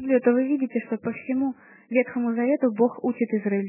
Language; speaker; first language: Russian; native; Russian